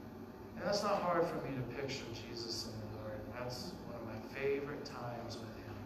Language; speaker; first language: English; native; English